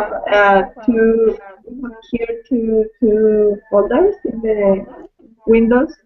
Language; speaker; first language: English; non-native, learner; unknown